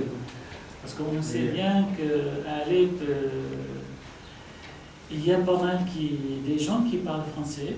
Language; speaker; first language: French; non-native, fluent; Arabic